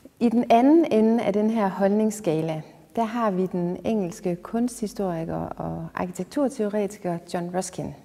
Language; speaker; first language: Danish; native; Danish